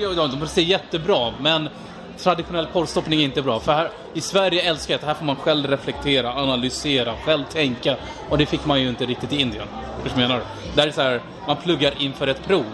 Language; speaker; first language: Swedish; non-native, fluent; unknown